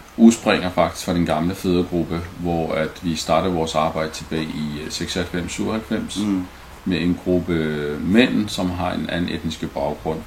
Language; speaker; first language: Danish; non-native, fluent; Arabic